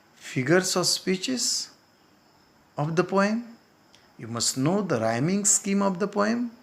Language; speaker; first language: English; non-native, local second language; Marathi